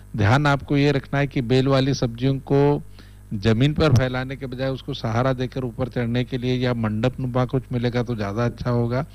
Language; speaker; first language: Hindi; native; Hindi